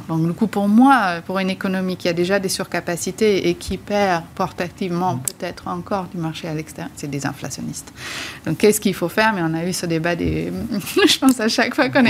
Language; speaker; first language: French; native; French